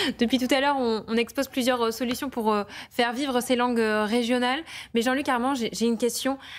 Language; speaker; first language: French; native; French